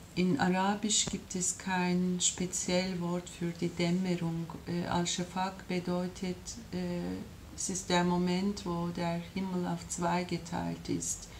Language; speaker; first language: German; non-native, fluent; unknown